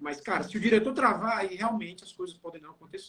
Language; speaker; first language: Portuguese; native; Portuguese